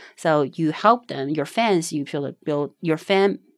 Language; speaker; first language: English; non-native, fluent; Chinese